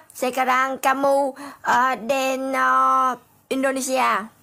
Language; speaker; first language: Indonesian; non-native, learner; Vietnamese